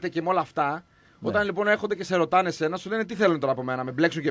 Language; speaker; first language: Greek; native; Greek